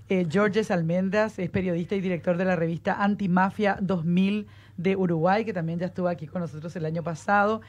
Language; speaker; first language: Spanish; native; Spanish